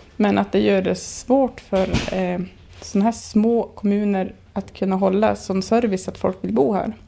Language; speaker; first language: Swedish; native; Swedish